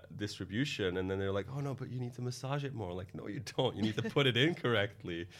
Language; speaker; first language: English; non-native, fluent; Dutch